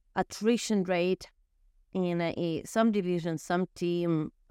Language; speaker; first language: English; non-native, fluent; Ukrainian